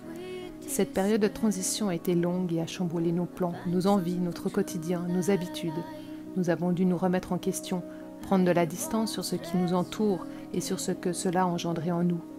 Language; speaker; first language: French; native; French